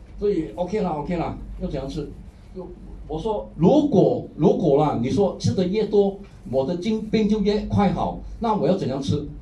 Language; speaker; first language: Chinese; non-native, local second language; Hakka Chinese